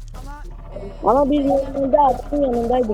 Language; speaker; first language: Turkish; native; Turkish